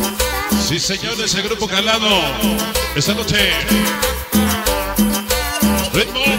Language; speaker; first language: Spanish; native; Spanish